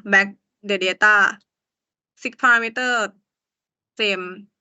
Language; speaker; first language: English; non-native, learner; Thai